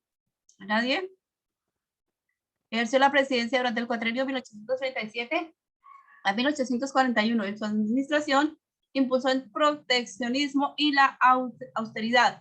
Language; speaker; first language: Spanish; native; Spanish